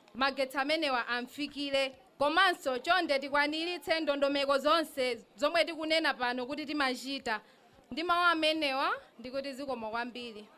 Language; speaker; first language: Nyanja; native; Nyanja